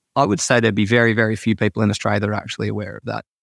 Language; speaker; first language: English; native; English